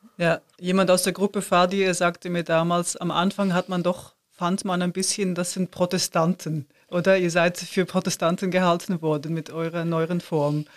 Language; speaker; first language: German; native; German